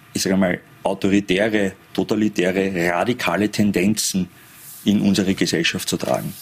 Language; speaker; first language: German; early bilingual, other home language; Persian